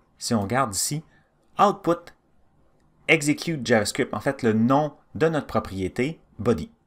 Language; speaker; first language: French; native; French